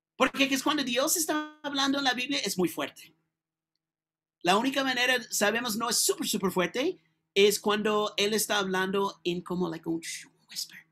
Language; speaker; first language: Spanish; non-native, learner; English